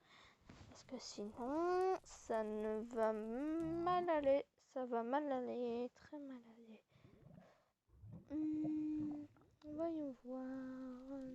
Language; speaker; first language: French; native; French